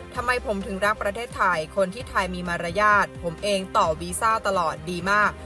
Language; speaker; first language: Thai; native; Thai